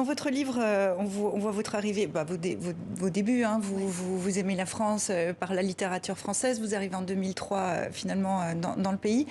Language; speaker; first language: French; native; French